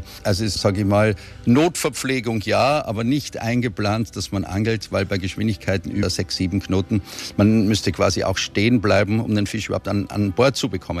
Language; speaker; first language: German; native; German